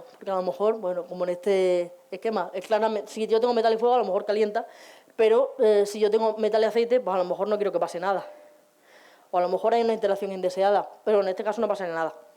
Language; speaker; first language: Spanish; native; Spanish